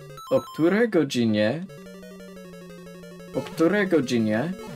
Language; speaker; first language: Polish; non-native, learner; English